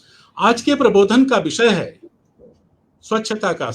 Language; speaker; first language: Hindi; native; Hindi